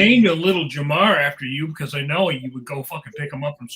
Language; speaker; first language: English; native; English